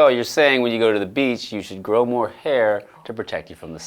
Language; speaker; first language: English; native; English